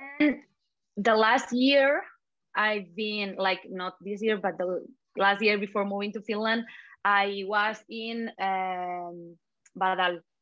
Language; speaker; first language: English; non-native, fluent; Spanish